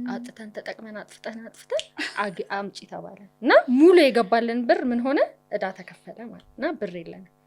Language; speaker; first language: Amharic; native; Amharic